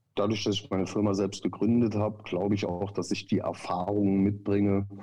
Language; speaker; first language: German; native; German